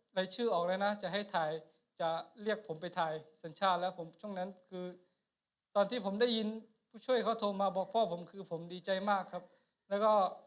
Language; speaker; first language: Thai; non-native, local second language; Akha